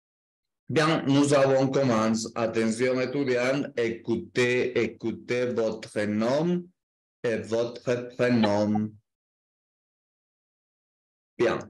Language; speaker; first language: French; non-native, learner; Spanish